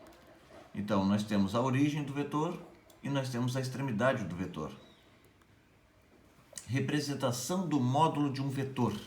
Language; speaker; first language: Portuguese; native; Portuguese